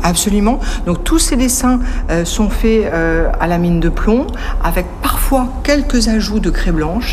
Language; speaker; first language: French; native; French